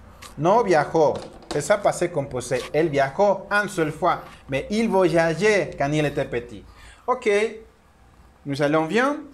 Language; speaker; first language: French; non-native, learner; Spanish